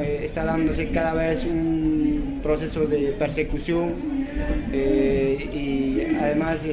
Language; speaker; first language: Spanish; native; Spanish